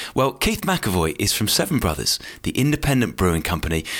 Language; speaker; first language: English; native; English